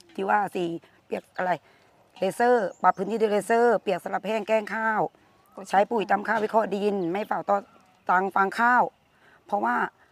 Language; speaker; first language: Thai; native; Thai